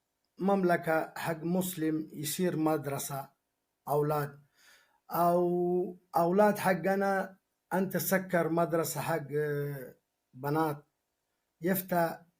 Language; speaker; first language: Arabic; non-native, learner; Pashto